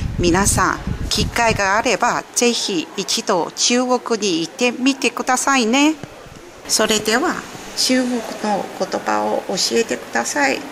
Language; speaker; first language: Japanese; native; Japanese